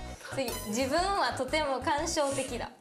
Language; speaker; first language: Japanese; native; Japanese